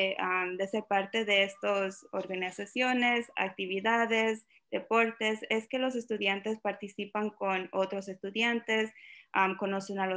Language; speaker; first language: Spanish; early bilingual, other home language; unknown